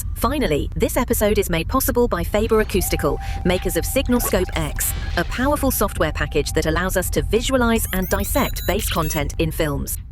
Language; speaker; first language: English; native; English